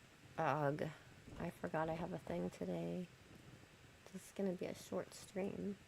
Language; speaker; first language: English; native; English